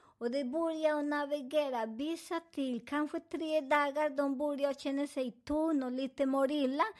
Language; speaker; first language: Swedish; non-native, learner; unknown